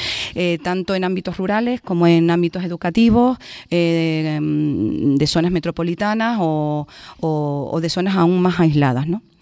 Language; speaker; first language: Spanish; native; Spanish